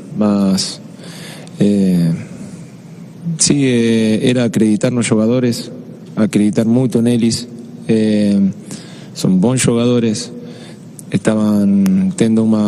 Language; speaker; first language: Portuguese; non-native, fluent; Spanish